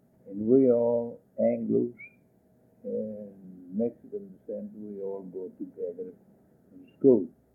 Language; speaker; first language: English; early bilingual, other home language; Spanish